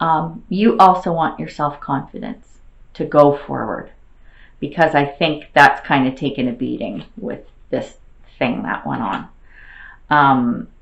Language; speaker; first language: English; native; English